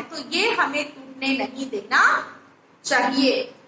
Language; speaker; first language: Hindi; non-native, local second language; Marathi